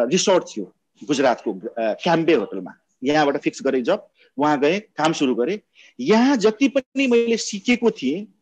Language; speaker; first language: Nepali; non-native, local second language; Maithili